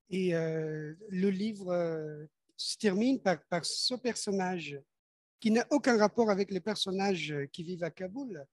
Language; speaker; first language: French; non-native, fluent; Persian